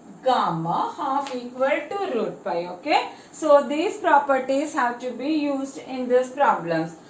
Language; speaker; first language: English; non-native, local second language; Malayalam